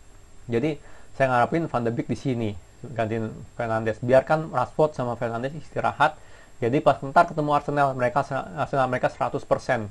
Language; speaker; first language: Indonesian; native; Indonesian